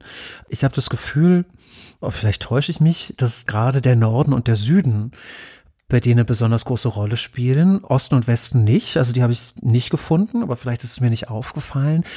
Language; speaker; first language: German; native; German